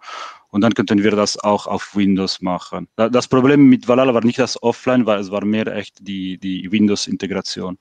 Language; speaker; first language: German; non-native, fluent; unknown